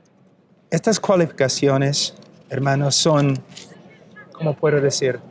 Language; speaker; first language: Spanish; non-native, fluent; English